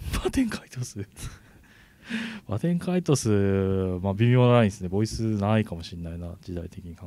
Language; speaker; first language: Japanese; native; Japanese